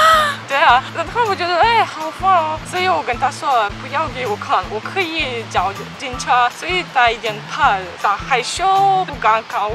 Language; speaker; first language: Chinese; non-native, learner; Russian